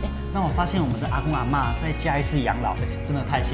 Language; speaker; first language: Chinese; native; Chinese